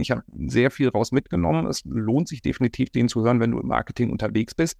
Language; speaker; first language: German; native; German